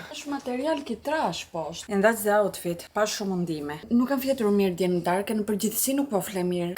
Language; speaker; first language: Albanian; early bilingual, heritage; Albanian